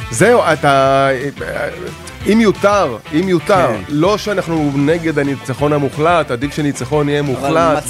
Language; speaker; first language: Hebrew; native; Hebrew